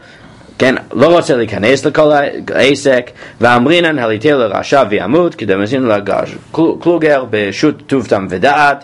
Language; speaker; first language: Hebrew; non-native, fluent; English